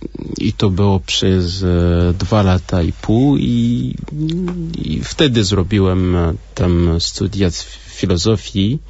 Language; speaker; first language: Polish; non-native, learner; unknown